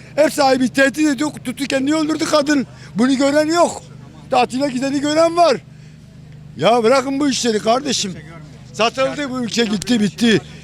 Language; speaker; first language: Turkish; native; Turkish